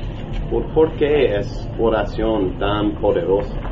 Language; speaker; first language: Spanish; non-native, learner; English